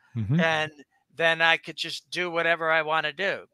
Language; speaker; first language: English; native; English